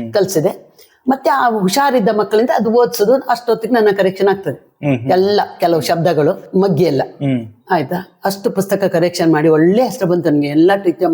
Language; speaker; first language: Kannada; non-native, local second language; Konkani